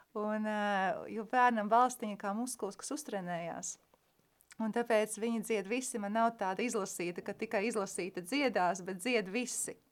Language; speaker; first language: Latvian; native; Latvian